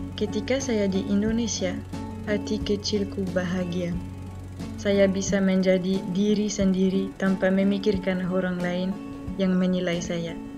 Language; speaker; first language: Indonesian; non-native, fluent; French